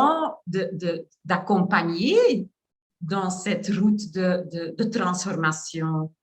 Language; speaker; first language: French; non-native, learner; Dutch